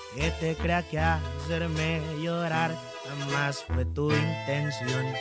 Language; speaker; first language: Spanish; native; Spanish